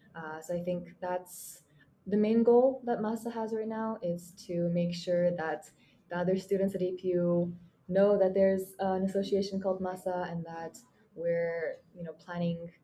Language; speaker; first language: English; non-native, fluent; Mongolian